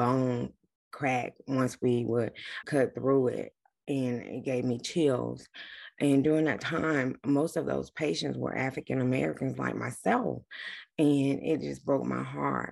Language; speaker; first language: English; native; English